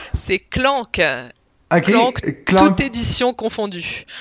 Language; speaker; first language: French; native; French